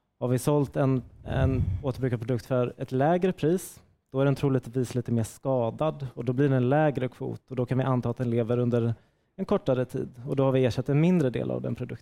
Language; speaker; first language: Swedish; native; Swedish